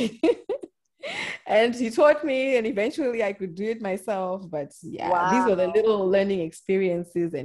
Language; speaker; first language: English; non-native, local second language; Shona